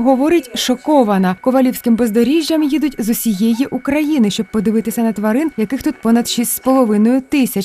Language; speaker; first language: Ukrainian; native; Ukrainian